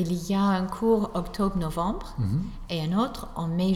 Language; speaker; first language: French; non-native, fluent; English